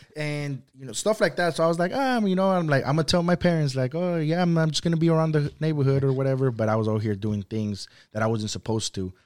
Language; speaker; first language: English; early bilingual, other home language; Spanish